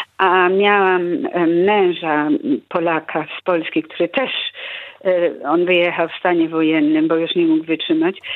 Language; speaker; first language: Polish; early bilingual, heritage; Polish